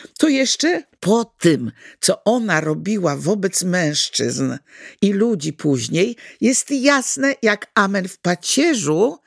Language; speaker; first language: Polish; native; Polish